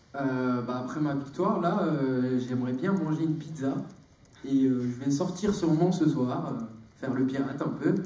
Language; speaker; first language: French; native; French